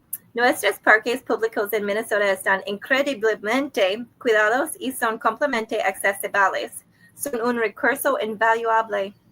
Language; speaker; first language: Spanish; non-native, learner; English